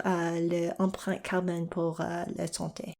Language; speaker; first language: French; non-native, local second language; English